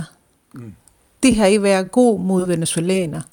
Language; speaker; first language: Danish; non-native, fluent; Spanish